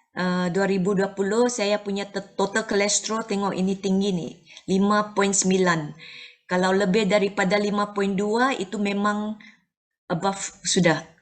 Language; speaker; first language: Malay; non-native, local second language; Chinese